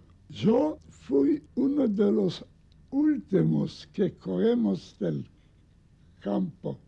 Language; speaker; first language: Spanish; non-native, learner; Yiddish